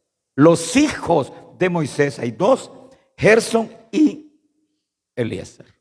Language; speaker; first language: Spanish; native; Spanish